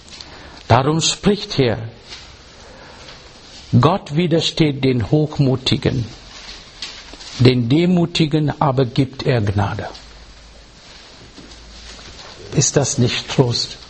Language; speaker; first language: German; non-native, learner; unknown